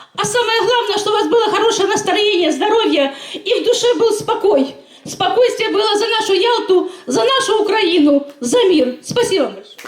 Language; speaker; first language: Russian; native; Russian